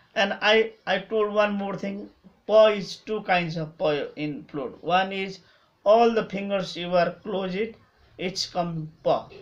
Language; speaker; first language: English; non-native, local second language; Nepali